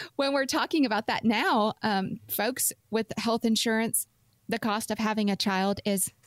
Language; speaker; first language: English; native; English